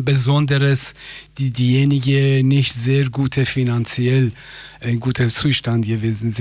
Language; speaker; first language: German; non-native, fluent; Persian